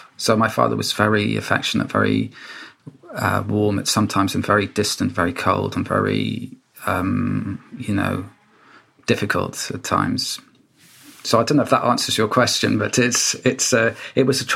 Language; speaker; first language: English; native; English